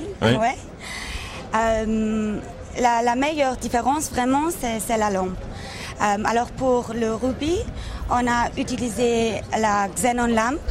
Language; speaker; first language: French; non-native, local second language; Dutch